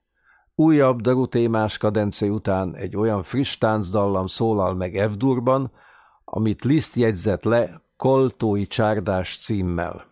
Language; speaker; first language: Hungarian; native; Hungarian